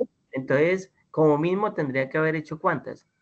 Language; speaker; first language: Spanish; native; Spanish